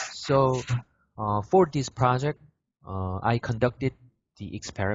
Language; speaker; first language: English; non-native, learner; Korean